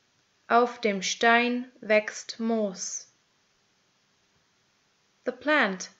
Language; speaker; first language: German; native; German